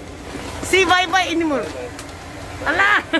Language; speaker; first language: English; non-native, learner; Cebuano